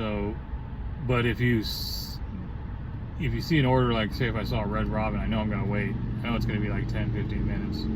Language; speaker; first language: English; native; English